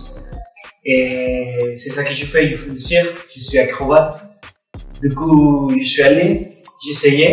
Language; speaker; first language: French; non-native, learner; Spanish